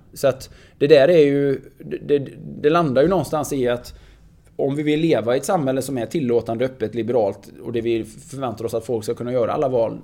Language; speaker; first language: Swedish; native; Swedish